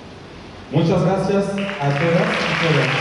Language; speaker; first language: Spanish; non-native, learner; French